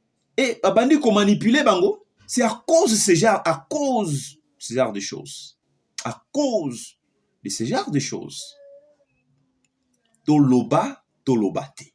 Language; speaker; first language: French; non-native, local second language; Lingala